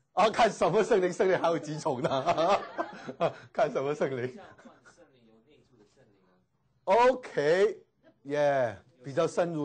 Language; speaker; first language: Chinese; native; Chinese